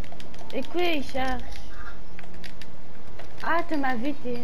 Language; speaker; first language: French; non-native, local second language; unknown